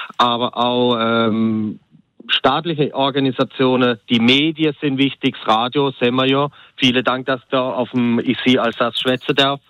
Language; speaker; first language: German; native; German